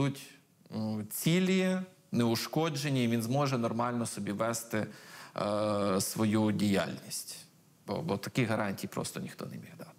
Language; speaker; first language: Ukrainian; native; Ukrainian